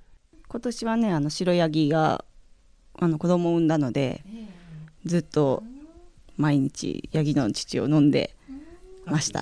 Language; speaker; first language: Japanese; native; Japanese